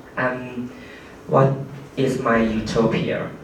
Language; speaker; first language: English; non-native, learner; Thai